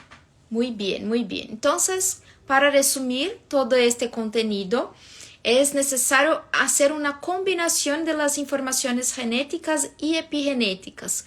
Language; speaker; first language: Spanish; non-native, fluent; Portuguese